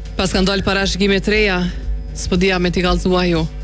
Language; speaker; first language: Albanian; native; Albanian